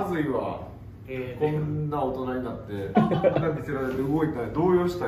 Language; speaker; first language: Japanese; native; Japanese